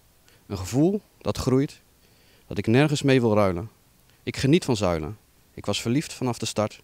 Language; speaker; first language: Dutch; native; Dutch